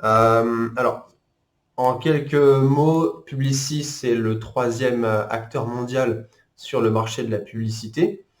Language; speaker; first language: French; native; French